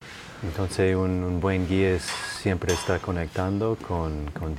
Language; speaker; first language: Spanish; non-native, fluent; English